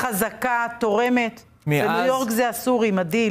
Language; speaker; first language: Hebrew; native; Hebrew